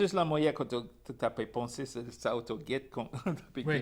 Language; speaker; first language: French; non-native, local second language; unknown